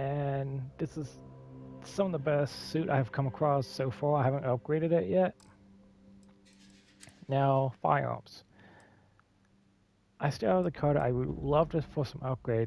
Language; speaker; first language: English; native; English